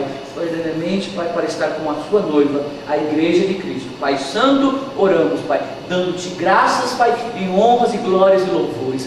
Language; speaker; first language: Portuguese; native; Portuguese